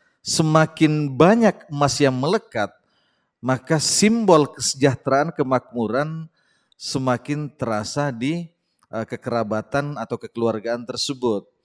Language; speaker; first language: Indonesian; non-native, local second language; Buginese